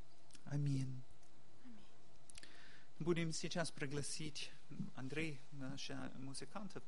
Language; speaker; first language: Russian; non-native, fluent; English